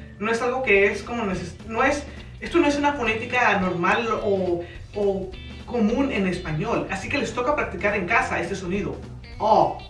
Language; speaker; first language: Spanish; native; Spanish